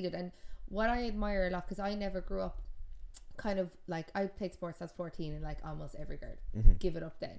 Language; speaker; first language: English; native; English